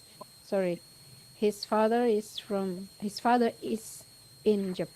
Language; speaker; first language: English; non-native, learner; Urdu